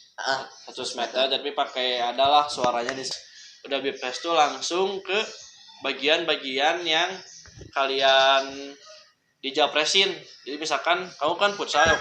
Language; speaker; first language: Indonesian; non-native, local second language; Sundanese